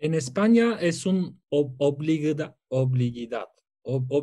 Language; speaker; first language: Spanish; non-native, learner; Turkish